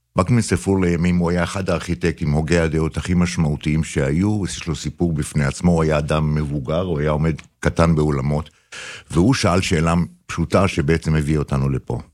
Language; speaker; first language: Hebrew; native; Hebrew